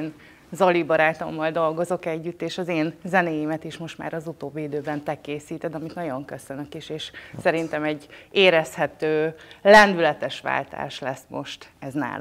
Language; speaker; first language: Hungarian; native; Hungarian